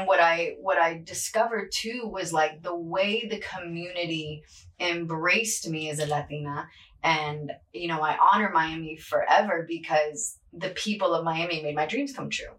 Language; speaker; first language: English; early bilingual, other home language; Spanish